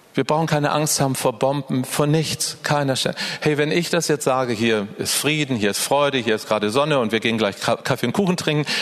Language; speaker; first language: German; native; German